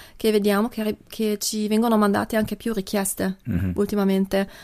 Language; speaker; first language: Italian; non-native, local second language; German